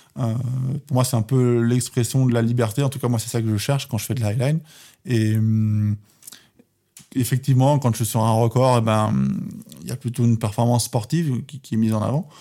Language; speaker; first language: French; native; French